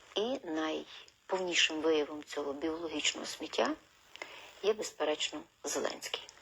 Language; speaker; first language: Ukrainian; native; Ukrainian